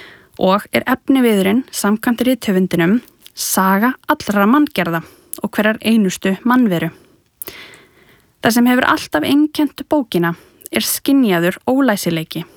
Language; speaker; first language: Icelandic; native; Icelandic